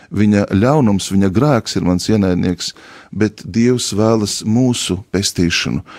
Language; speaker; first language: Latvian; native; Latvian